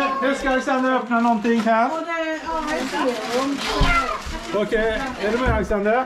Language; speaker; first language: Swedish; native; Swedish